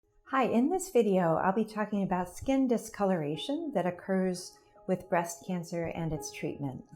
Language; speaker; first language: English; native; English